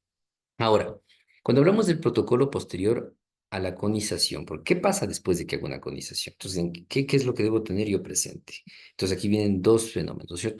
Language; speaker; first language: Spanish; native; Spanish